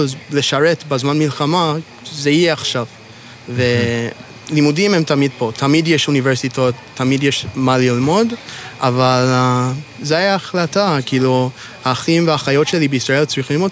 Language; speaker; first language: Hebrew; non-native, fluent; English